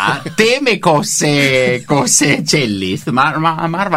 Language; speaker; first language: Estonian; non-native, learner; Italian